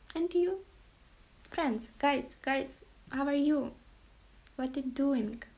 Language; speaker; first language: English; non-native, learner; Ukrainian